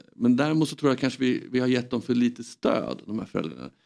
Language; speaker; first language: Swedish; native; Swedish